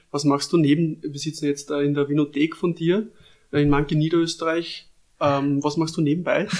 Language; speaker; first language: German; native; German